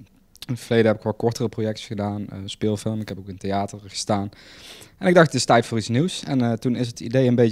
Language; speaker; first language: Dutch; native; Dutch